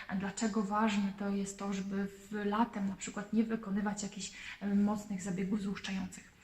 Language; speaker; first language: Polish; native; Polish